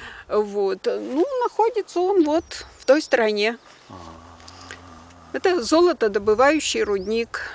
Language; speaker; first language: Russian; native; Russian